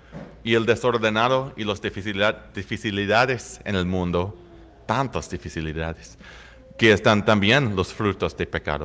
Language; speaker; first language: Spanish; non-native, fluent; English